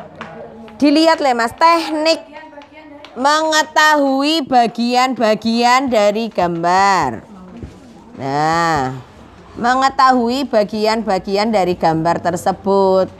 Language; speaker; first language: Indonesian; non-native, local second language; Javanese